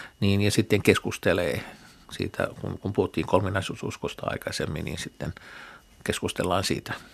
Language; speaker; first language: Finnish; non-native, fluent; Arabic